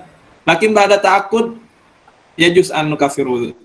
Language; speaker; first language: Arabic; non-native, learner; Indonesian